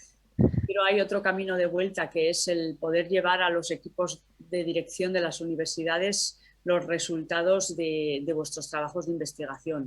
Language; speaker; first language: Spanish; native; Spanish